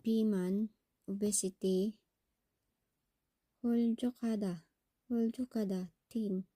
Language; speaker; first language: Korean; non-native, learner; Filipino